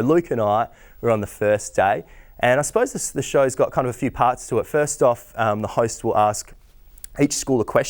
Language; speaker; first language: English; native; English